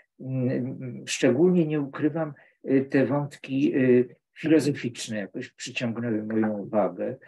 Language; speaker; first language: Polish; native; Polish